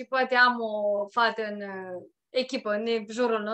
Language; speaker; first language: Romanian; native; Romanian